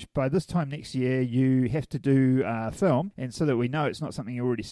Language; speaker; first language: English; native; English